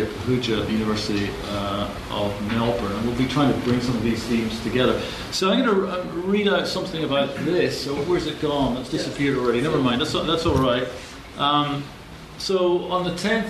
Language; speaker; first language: English; native; English